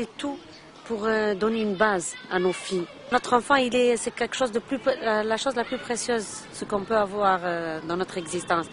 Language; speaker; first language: French; non-native, local second language; Arabic